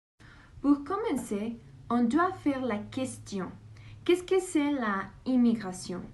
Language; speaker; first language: French; non-native, learner; Spanish